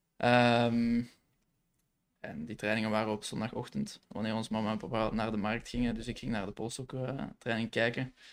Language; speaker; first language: Dutch; native; Dutch